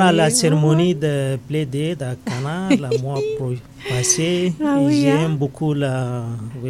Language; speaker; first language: French; non-native, learner; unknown